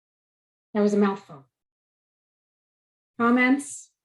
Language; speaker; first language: English; native; English